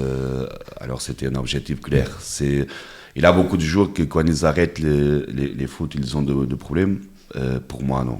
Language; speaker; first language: French; non-native, fluent; Portuguese